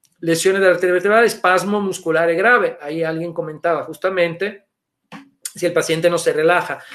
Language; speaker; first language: Spanish; non-native, fluent; Italian